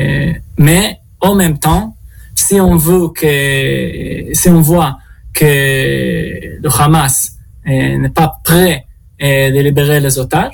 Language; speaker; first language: French; non-native, learner; Hebrew